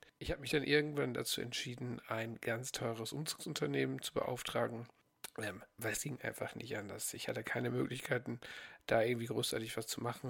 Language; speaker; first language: German; native; German